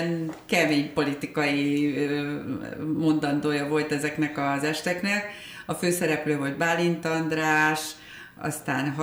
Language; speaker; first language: Hungarian; native; Hungarian